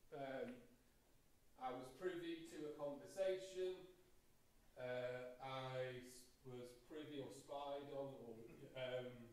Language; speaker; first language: English; native; English